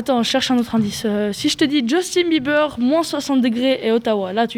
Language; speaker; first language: French; native; French